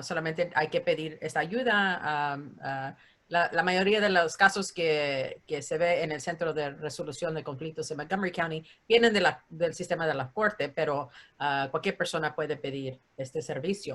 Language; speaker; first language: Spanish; early bilingual, heritage; Spanish